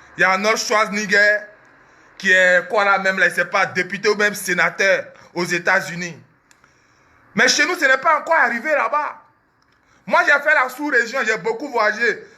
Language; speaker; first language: French; early bilingual, other home language; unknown